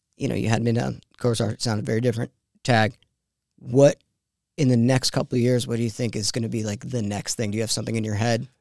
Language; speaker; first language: English; native; English